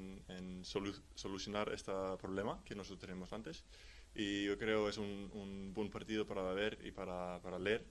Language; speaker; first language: Spanish; non-native, learner; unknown